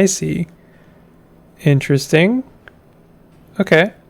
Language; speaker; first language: English; native; English